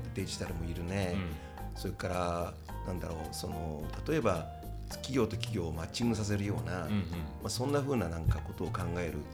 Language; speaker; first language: Japanese; native; Japanese